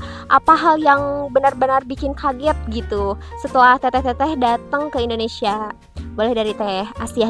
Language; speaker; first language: Indonesian; native; Indonesian